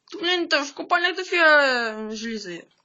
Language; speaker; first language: Ukrainian; native; Ukrainian